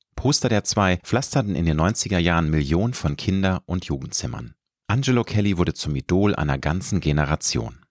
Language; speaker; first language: German; native; German